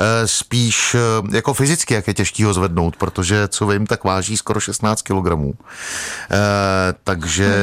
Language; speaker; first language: Czech; native; Czech